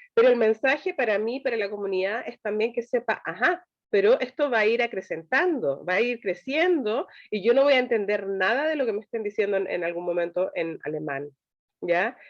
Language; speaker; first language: Spanish; native; Spanish